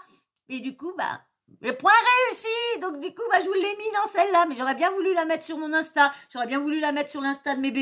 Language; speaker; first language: French; native; French